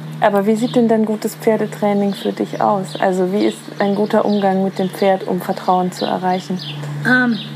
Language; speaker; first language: German; native; German